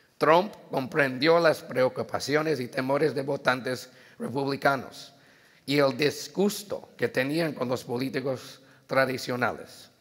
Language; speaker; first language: Spanish; early bilingual, heritage; Spanish